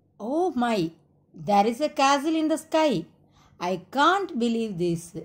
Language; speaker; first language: English; non-native, local second language; Tamil